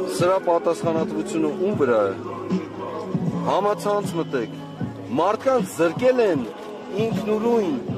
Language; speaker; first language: Armenian; native; Armenian